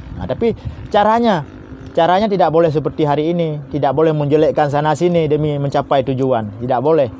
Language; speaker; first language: Indonesian; non-native, local second language; Achinese